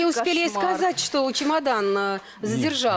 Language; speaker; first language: Russian; native; Russian